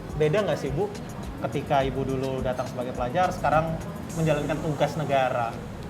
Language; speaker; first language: Indonesian; native; Indonesian